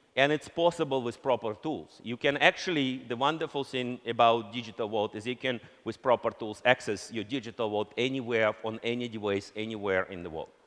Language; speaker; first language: English; non-native, fluent; Russian